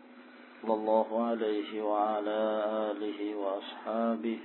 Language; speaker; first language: Arabic; non-native, fluent; Indonesian